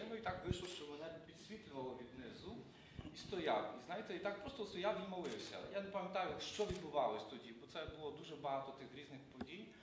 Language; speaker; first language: Ukrainian; non-native, local second language; Polish